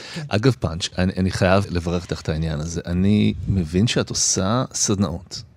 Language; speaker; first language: Hebrew; native; Hebrew